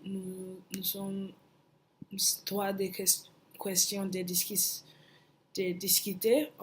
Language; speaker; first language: French; non-native, learner; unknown